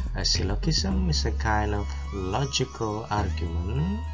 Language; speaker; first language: English; non-native, fluent; Indonesian